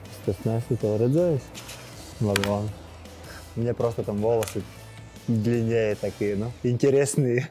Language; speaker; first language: Russian; non-native, learner; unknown